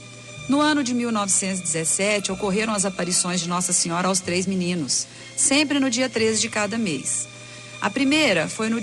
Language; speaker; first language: Portuguese; native; Portuguese